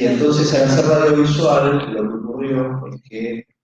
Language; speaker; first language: Spanish; native; Spanish